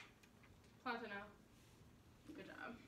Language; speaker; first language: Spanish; non-native, learner; English